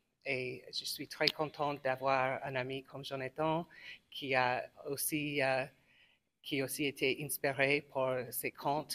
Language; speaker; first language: French; non-native, local second language; English